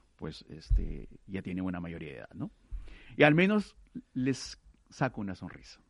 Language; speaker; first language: Spanish; native; Spanish